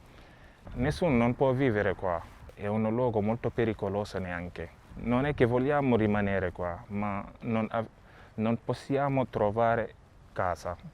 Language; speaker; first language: Italian; non-native, learner; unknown